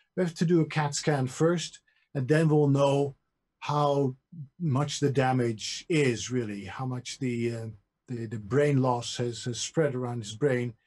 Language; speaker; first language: English; non-native, fluent; Dutch